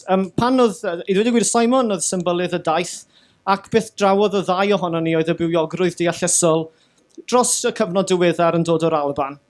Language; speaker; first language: Welsh; native; Welsh